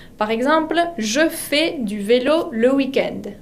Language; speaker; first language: French; non-native, fluent; Spanish